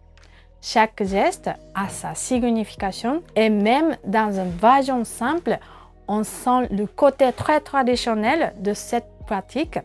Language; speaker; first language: French; non-native, fluent; Japanese